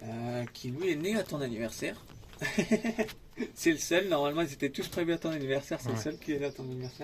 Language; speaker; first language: French; native; French